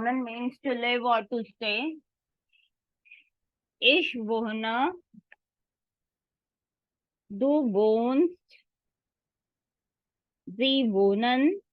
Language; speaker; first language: German; non-native, learner; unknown